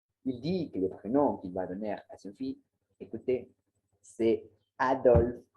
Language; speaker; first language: French; non-native, learner; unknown